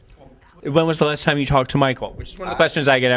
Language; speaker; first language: English; native; English